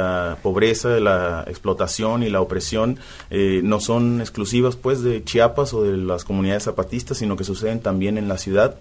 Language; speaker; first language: Spanish; native; Spanish